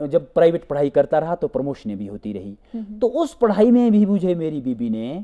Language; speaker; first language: Hindi; native; Hindi